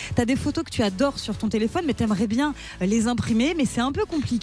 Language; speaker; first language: French; native; French